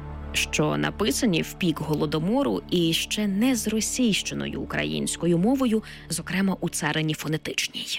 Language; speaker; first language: Ukrainian; native; Ukrainian